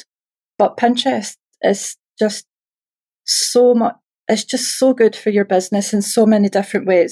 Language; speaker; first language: English; native; English